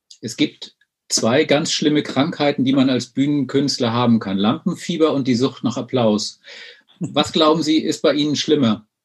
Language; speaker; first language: German; native; German